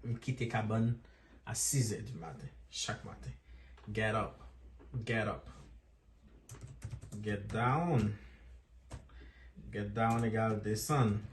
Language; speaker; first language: French; non-native, local second language; Haitian Creole